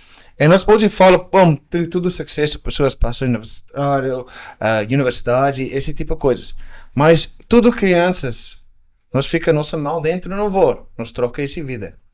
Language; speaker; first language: Portuguese; non-native, learner; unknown